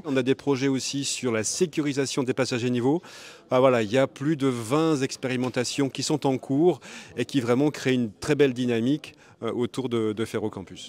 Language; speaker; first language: French; native; French